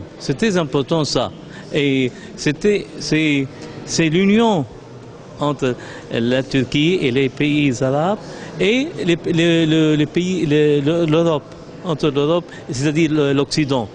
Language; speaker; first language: French; non-native, local second language; Arabic